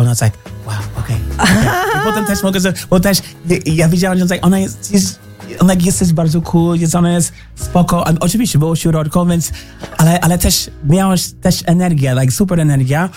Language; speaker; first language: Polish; non-native, learner; English